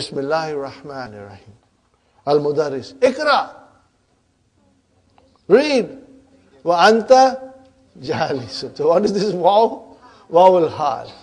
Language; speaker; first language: Arabic; non-native, fluent; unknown